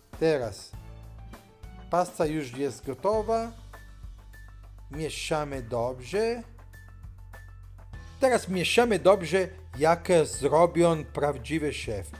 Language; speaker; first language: Polish; non-native, learner; Italian